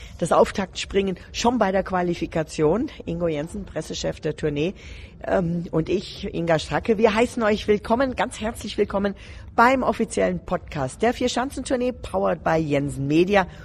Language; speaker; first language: German; native; German